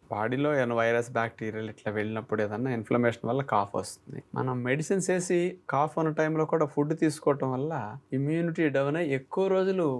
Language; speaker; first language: Telugu; native; Telugu